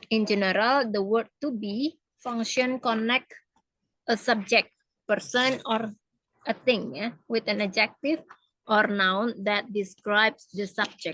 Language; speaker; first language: English; non-native, fluent; Indonesian